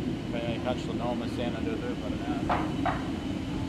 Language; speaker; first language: English; early bilingual, other home language; Pennsylvania German